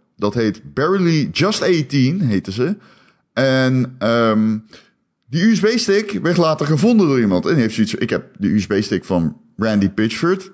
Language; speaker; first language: Dutch; native; Dutch